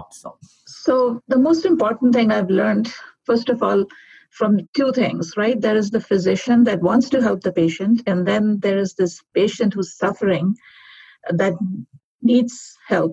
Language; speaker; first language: English; non-native, local second language; Urdu